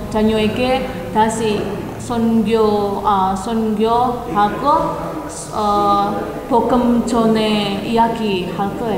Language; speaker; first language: Korean; non-native, learner; Indonesian